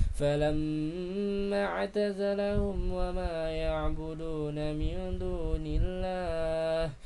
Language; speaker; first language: Arabic; non-native, fluent; Indonesian